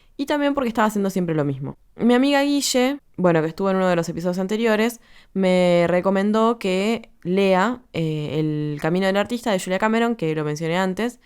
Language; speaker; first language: Spanish; native; Spanish